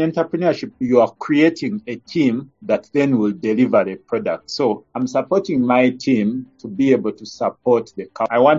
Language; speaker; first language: English; non-native, local second language; Ganda